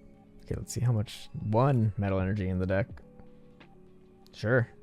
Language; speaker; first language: English; native; English